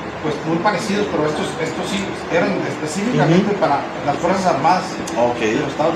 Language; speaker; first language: Spanish; native; Spanish